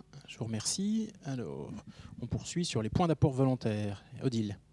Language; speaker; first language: French; native; French